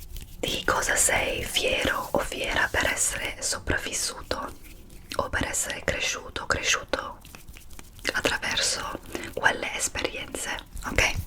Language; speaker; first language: Italian; non-native, fluent; English